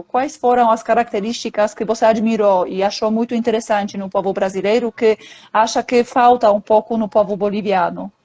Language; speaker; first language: Portuguese; non-native, fluent; Polish